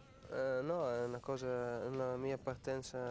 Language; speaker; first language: Italian; non-native, fluent; Dutch